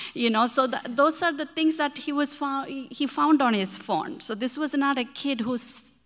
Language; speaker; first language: English; non-native, local second language; Malayalam